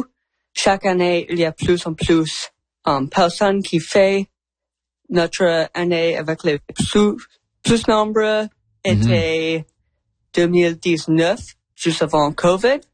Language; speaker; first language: French; non-native, learner; English